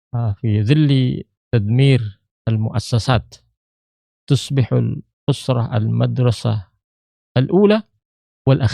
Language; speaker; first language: Arabic; non-native, fluent; Indonesian